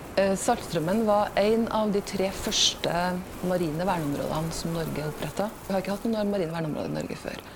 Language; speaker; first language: Norwegian; native; Norwegian